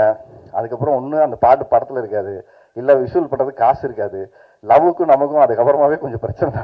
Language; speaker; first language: Tamil; native; Tamil